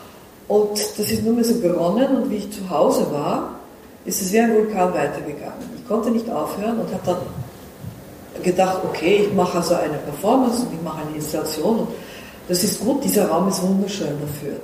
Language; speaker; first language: German; non-native, fluent; Dutch